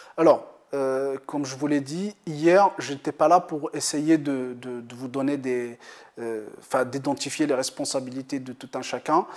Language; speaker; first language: French; non-native, local second language; Kabyle